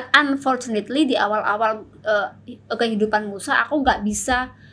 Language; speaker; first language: Indonesian; native; Indonesian